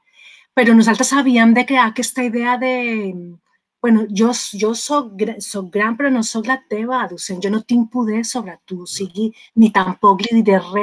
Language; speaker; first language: Catalan; non-native, fluent; Spanish